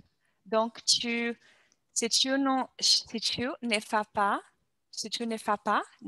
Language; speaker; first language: French; non-native, learner; Portuguese